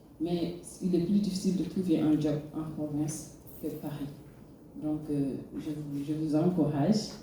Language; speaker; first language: French; non-native, local second language; Fula